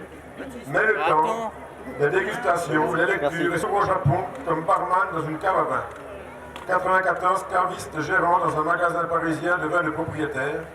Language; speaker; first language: French; native; French